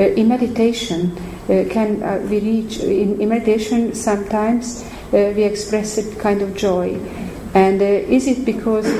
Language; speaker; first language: English; non-native, fluent; Hungarian